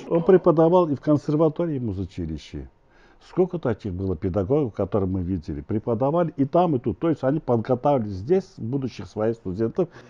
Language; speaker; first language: Russian; non-native, local second language; Azerbaijani